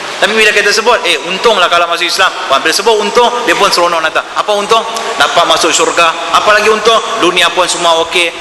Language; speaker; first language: Malay; non-native, local second language; Tamil